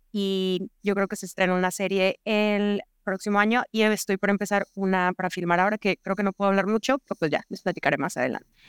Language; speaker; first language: Spanish; native; Spanish